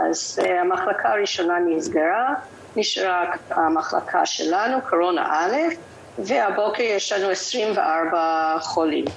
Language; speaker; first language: Hebrew; non-native, fluent; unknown